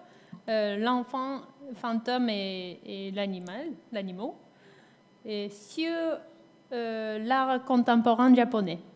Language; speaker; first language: French; non-native, fluent; Japanese